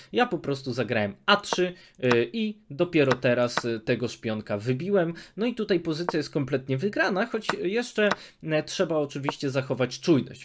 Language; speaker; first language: Polish; native; Polish